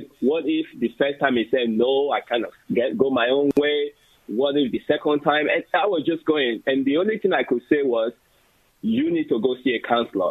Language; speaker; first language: English; non-native, local second language; Bini